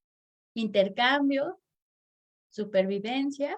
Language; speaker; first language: Spanish; native; Spanish